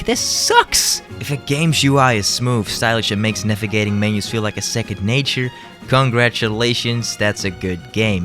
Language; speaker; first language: English; native; English